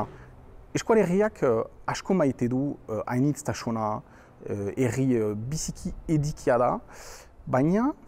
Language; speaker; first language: Basque; non-native, local second language; French